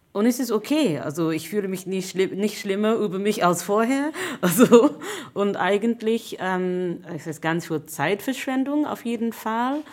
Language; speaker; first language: German; non-native, fluent; English